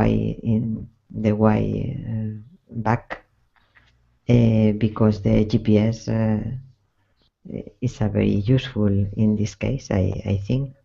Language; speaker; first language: English; non-native, learner; Spanish